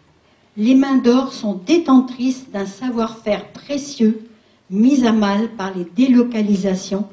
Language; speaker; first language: French; native; French